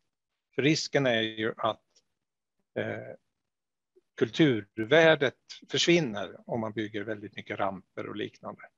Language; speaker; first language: Swedish; native; Swedish